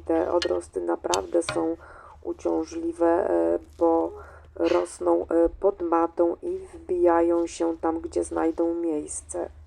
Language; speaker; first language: Polish; native; Polish